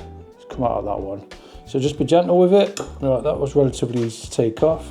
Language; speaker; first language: English; native; English